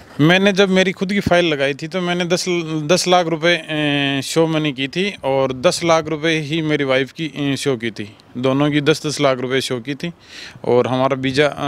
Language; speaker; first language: Hindi; non-native, local second language; Punjabi